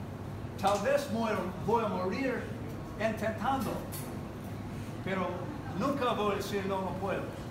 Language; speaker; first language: Spanish; non-native, learner; English